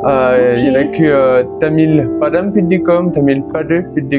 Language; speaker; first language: Tamil; non-native, learner; French